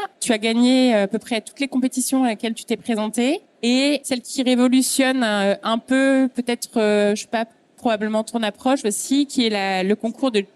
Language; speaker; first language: French; native; French